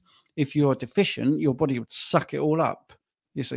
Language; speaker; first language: English; native; English